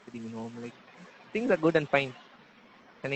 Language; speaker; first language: English; non-native, local second language; Tamil